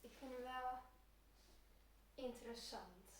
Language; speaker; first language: Dutch; early bilingual, heritage; Turkish